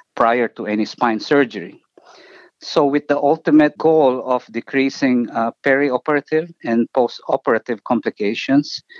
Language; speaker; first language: English; non-native, local second language; Filipino